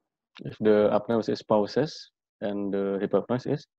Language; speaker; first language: English; non-native, learner; Indonesian